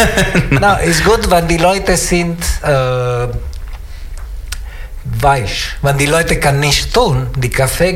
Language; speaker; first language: German; non-native, learner; Italian